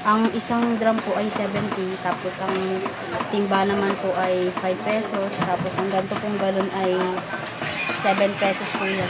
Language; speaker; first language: Filipino; native; Filipino